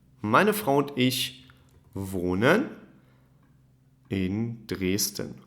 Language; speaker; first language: German; non-native, fluent; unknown